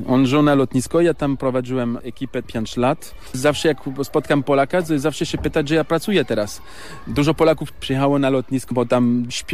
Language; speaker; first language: Polish; non-native, learner; French